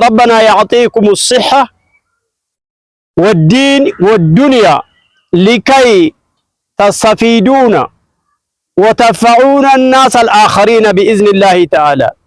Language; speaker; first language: Arabic; non-native, fluent; Oromo